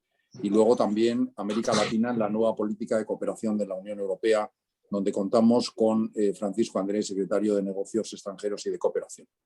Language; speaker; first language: Spanish; native; Spanish